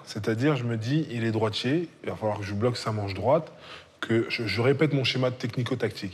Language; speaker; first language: French; native; French